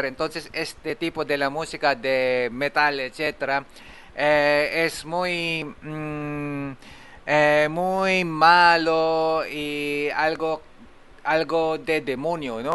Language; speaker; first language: Spanish; non-native, fluent; Japanese